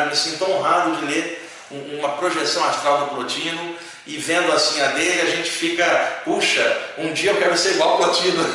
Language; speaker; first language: Portuguese; native; Portuguese